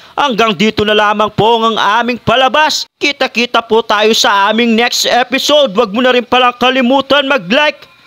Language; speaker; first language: Filipino; non-native, local second language; Pampanga